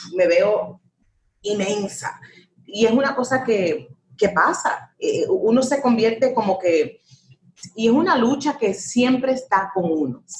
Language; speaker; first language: Spanish; early bilingual, heritage; Spanish